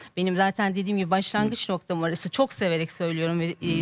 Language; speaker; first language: Turkish; native; Turkish